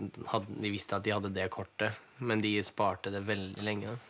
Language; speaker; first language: Norwegian; early bilingual, other home language; Russian